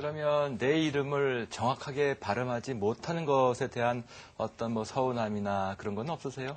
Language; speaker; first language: Korean; native; Korean